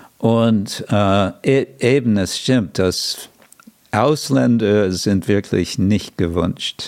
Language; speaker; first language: German; non-native, fluent; English